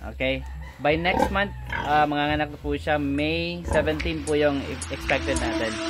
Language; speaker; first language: Filipino; non-native, local second language; Cebuano